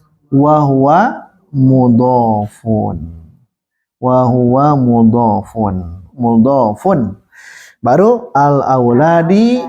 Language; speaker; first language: Arabic; non-native, fluent; Indonesian